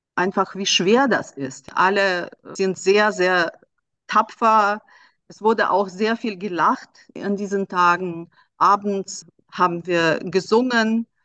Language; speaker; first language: German; non-native, fluent; Russian